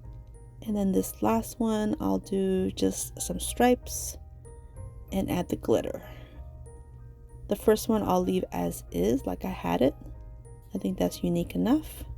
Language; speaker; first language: English; native; English